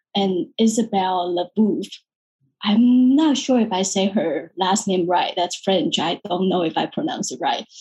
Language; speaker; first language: English; non-native, fluent; Chinese